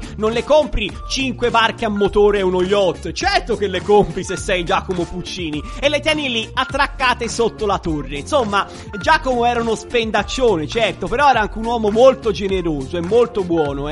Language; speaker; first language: Italian; native; Italian